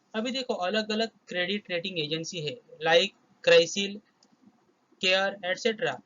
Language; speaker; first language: Hindi; non-native, local second language; Marathi